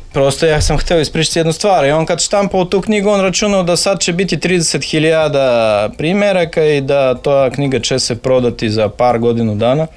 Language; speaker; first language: Serbian; non-native, fluent; Russian